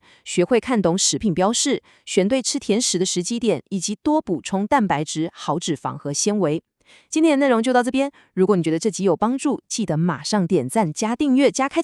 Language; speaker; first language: Chinese; native; Chinese